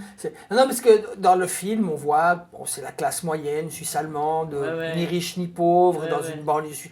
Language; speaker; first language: French; native; French